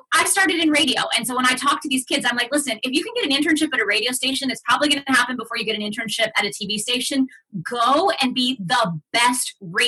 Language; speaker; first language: English; early bilingual, other home language; Spanish